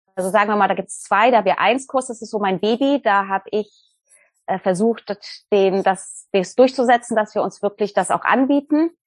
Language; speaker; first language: German; native; German